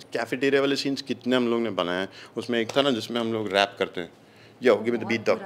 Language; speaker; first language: Hindi; native; Hindi